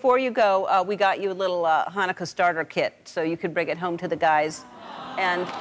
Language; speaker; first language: English; native; English